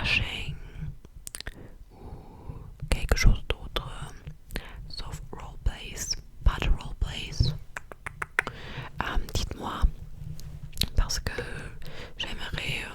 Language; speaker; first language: French; non-native, learner; English